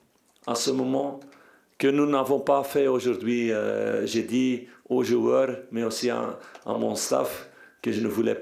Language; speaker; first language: French; non-native, fluent; Dutch